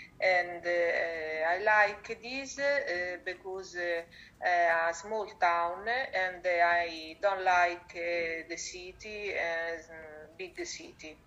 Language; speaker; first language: English; non-native, learner; Italian